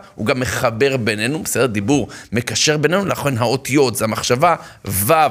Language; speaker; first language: Hebrew; native; Hebrew